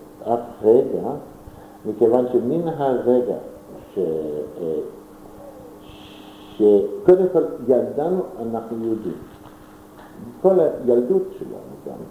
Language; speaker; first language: Hebrew; non-native, fluent; German